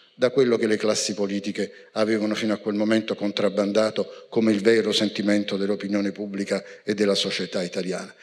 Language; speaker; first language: Italian; native; Italian